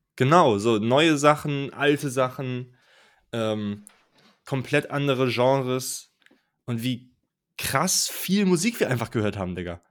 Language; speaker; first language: German; native; German